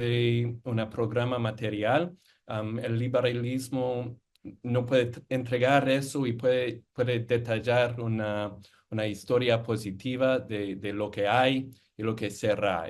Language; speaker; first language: Spanish; non-native, fluent; English